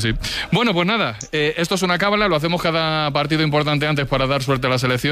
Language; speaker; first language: Spanish; native; Spanish